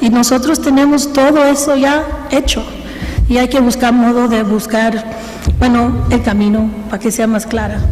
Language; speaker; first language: Spanish; early bilingual, heritage; Spanish